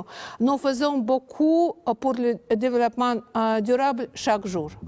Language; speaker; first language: French; non-native, learner; Russian